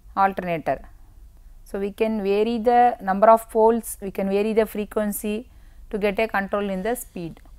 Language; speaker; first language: English; non-native, local second language; Tamil